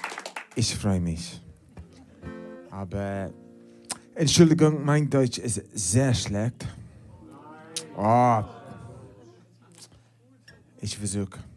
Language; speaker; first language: German; non-native, learner; English